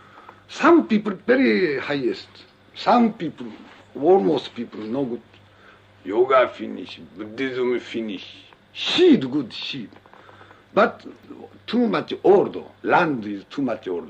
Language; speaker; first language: English; non-native, learner; Japanese